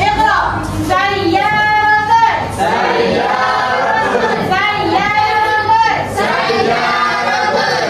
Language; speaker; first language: Arabic; non-native, learner; Malay